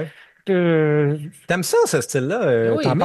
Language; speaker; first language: French; native; French